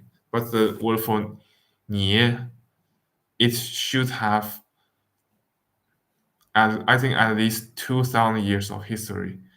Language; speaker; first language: English; non-native, fluent; Wu Chinese